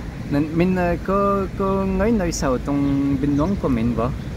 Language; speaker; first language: Vietnamese; non-native, learner; French